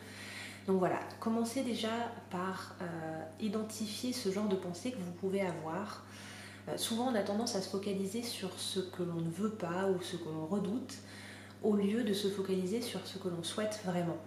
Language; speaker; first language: French; native; French